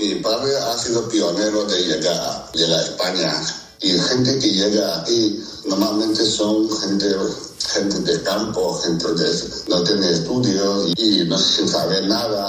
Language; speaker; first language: Spanish; non-native, fluent; Chinese